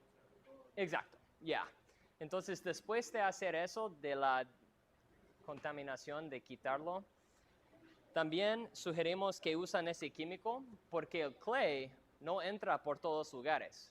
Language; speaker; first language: Spanish; non-native, fluent; English